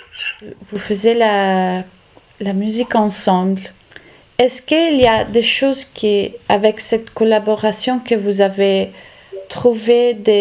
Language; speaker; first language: French; non-native, learner; Italian